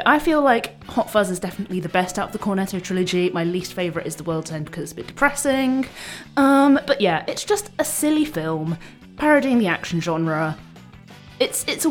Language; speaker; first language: English; native; English